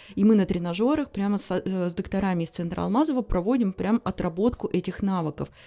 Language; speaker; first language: Russian; native; Russian